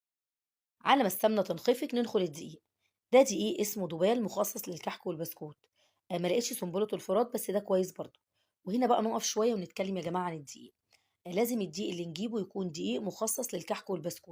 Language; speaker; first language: Arabic; native; Arabic